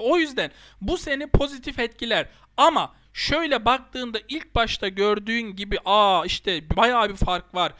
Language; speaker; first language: Turkish; native; Turkish